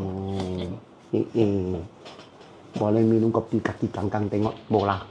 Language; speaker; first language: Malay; non-native, local second language; Cantonese